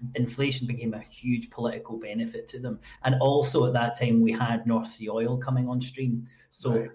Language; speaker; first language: English; native; English